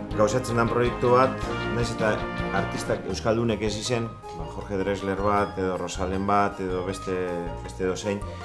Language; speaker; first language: Basque; native; Basque